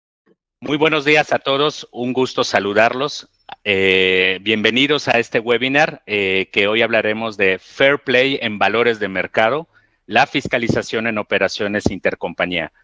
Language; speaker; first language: Spanish; native; Spanish